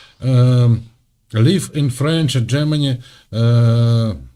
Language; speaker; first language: English; non-native, learner; Ukrainian